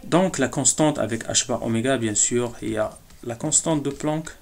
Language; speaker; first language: French; non-native, local second language; Arabic